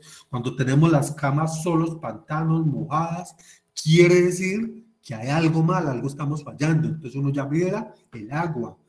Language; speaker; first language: Spanish; native; Spanish